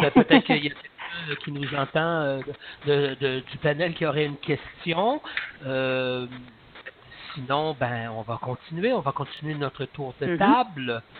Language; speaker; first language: French; native; French